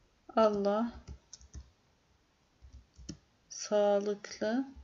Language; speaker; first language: Turkish; non-native, fluent; Arabic